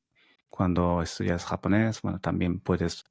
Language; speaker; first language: Spanish; non-native, fluent; Japanese